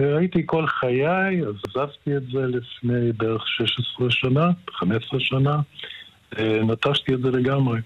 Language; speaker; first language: Hebrew; non-native, fluent; English